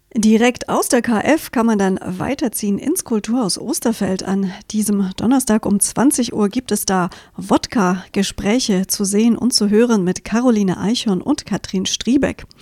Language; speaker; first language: German; native; German